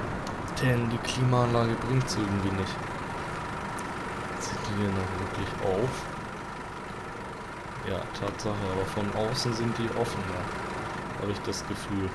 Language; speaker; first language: German; native; German